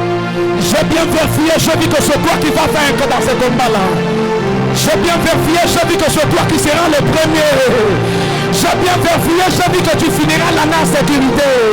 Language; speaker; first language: French; non-native, local second language; Swahili